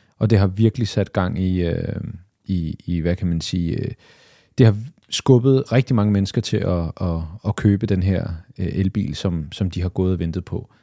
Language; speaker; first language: Danish; early bilingual, other home language; Arabic